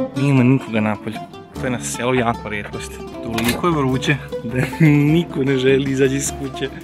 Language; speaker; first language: Serbian; native; Serbian